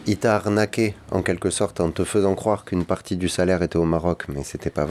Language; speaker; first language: French; native; French